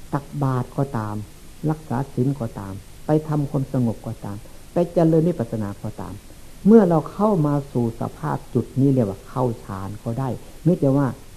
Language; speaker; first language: Thai; non-native, local second language; Lao